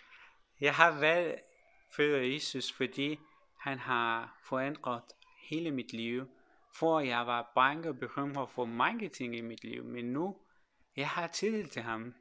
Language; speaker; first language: Danish; non-native, learner; Persian